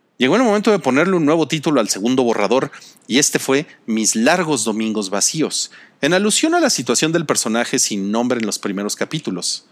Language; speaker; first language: Spanish; native; Spanish